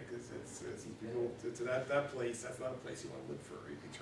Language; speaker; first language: English; native; English